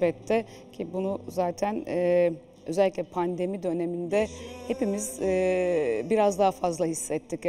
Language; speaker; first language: Turkish; native; Turkish